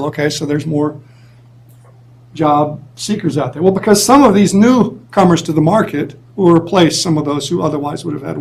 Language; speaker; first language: English; native; English